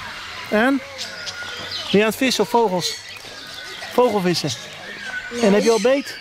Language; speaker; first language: Dutch; native; Dutch